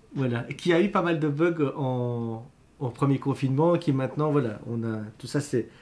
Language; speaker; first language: French; native; French